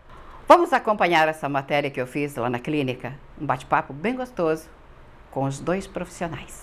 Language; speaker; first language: Portuguese; native; Portuguese